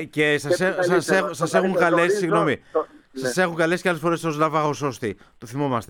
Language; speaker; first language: Greek; native; Greek